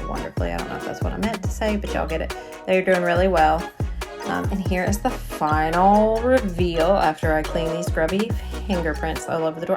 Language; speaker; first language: English; native; English